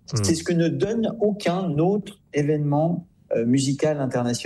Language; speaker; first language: French; native; French